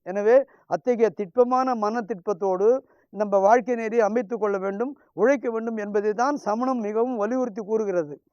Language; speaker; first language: Tamil; non-native, local second language; Hindi